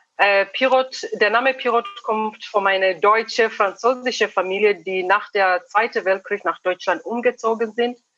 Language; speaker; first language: German; non-native, fluent; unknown